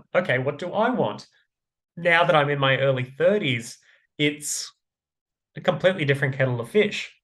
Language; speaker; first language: English; native; English